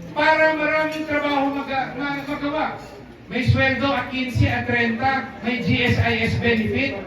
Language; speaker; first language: Filipino; non-native, local second language; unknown